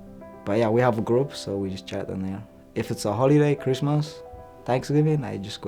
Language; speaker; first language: English; non-native, fluent; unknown